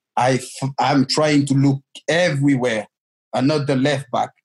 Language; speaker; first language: English; non-native, fluent; French